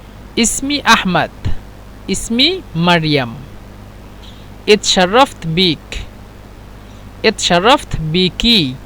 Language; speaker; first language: Arabic; non-native, fluent; Bangla